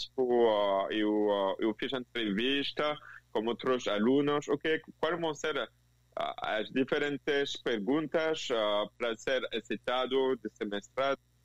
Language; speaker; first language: Portuguese; non-native, fluent; French